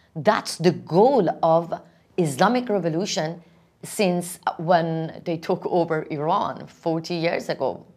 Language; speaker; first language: English; non-native, fluent; Persian